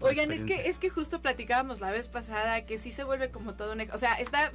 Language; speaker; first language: Spanish; native; Spanish